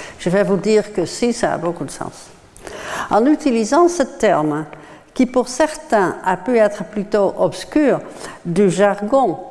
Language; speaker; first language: French; non-native, fluent; Dutch